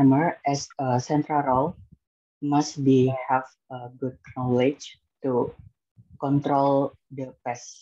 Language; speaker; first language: English; non-native, learner; Indonesian